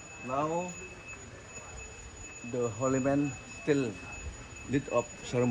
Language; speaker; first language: English; non-native, learner; Balinese